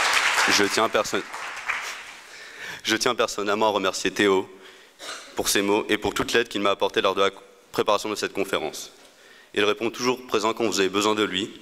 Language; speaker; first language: French; native; French